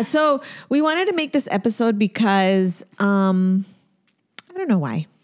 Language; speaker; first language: English; early bilingual, other home language; Spanish